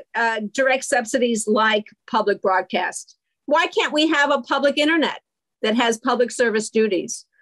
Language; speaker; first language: English; native; English